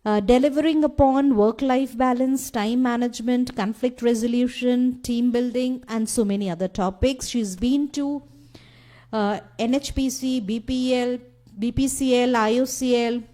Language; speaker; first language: English; non-native, local second language; Hindi